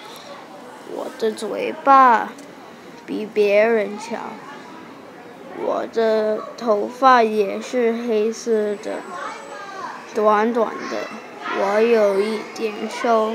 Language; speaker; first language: Chinese; non-native, local second language; Cantonese